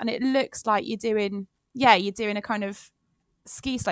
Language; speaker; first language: English; native; English